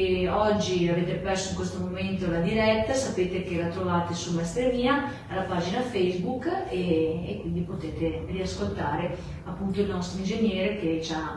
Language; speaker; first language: Italian; native; Italian